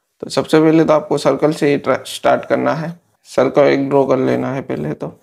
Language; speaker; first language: Hindi; native; Hindi